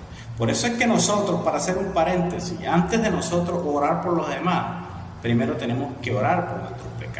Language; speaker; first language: Spanish; native; Spanish